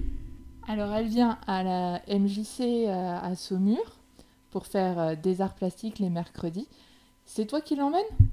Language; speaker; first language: French; native; French